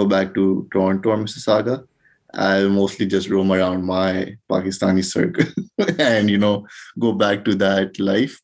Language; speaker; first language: English; non-native, local second language; Urdu